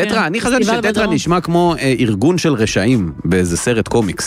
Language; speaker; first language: Hebrew; native; Hebrew